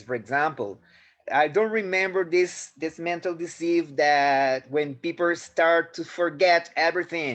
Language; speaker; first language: English; non-native, fluent; Spanish